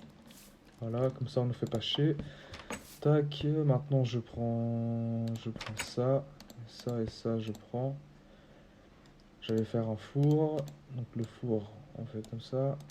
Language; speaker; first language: French; native; French